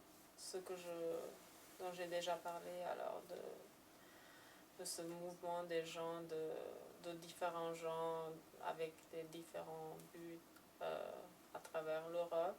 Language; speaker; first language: French; non-native, fluent; Serbian